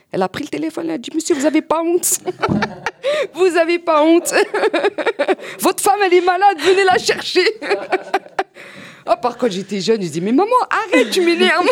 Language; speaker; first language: French; native; French